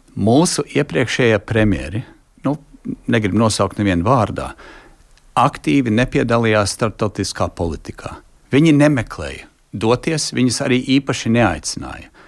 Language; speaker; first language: Latvian; early bilingual, heritage; Latvian